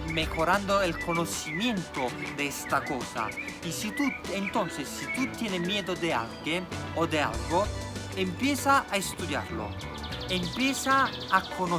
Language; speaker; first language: Spanish; non-native, fluent; Italian